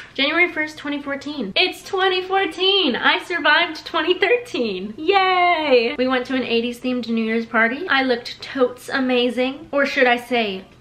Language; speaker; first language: English; native; English